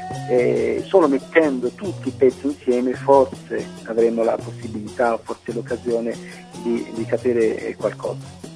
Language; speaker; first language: Italian; non-native, fluent; Arabic